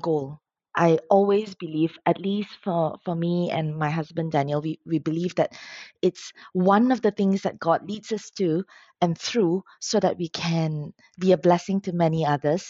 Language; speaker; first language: English; non-native, local second language; Min Nan Chinese